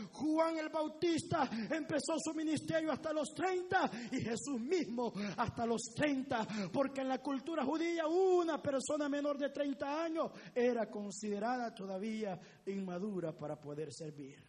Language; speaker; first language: Spanish; native; Spanish